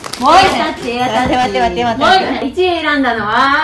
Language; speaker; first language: Japanese; native; Japanese